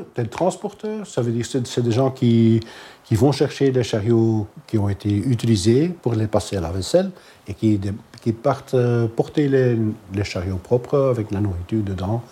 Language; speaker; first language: French; non-native, fluent; Dutch